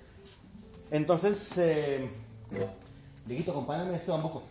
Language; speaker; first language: Spanish; native; Spanish